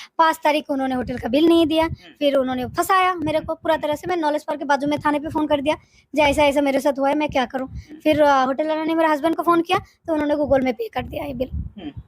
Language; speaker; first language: Hindi; non-native, fluent; Bangla